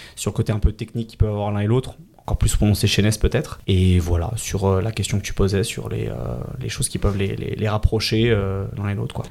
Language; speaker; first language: French; native; French